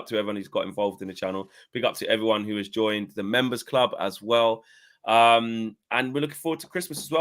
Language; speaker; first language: English; native; English